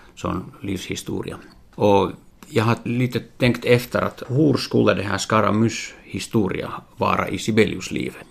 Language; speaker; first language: Swedish; non-native, local second language; Finnish